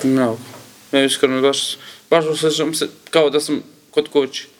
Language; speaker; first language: Serbian; non-native, learner; Kurdish